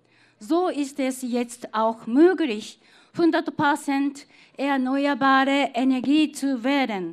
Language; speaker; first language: German; non-native, fluent; Japanese